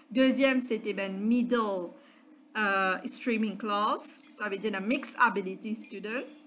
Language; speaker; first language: French; non-native, local second language; Morisyen